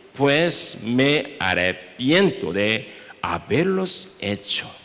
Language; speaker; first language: Spanish; non-native, learner; Korean